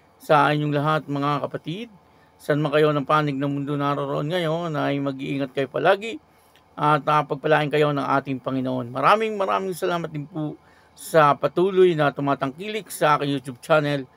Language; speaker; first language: Filipino; native; Filipino